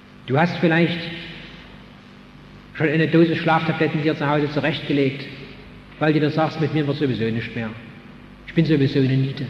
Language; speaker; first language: German; native; German